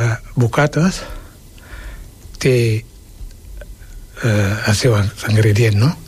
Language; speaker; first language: Catalan; non-native, fluent; Wolof